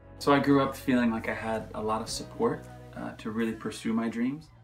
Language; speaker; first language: English; native; English